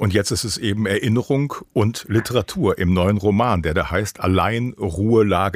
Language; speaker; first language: German; native; German